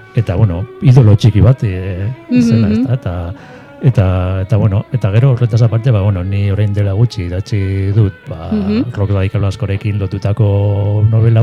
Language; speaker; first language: Basque; non-native, local second language; Spanish